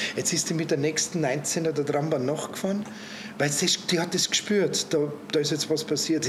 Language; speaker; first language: German; native; German